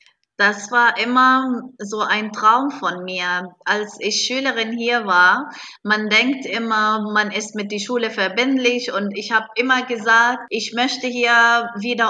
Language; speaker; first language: German; non-native, fluent; Arabic